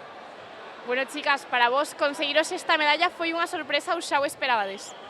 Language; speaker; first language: Galician; native; Galician